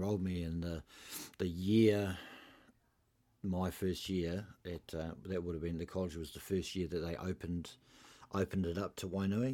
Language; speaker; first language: English; native; English